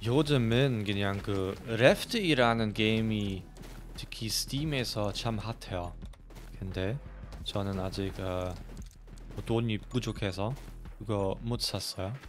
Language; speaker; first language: Korean; non-native, fluent; German